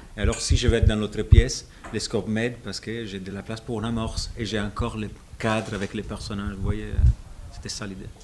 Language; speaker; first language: French; non-native, fluent; Italian